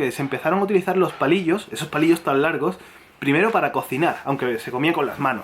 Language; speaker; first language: Spanish; native; Spanish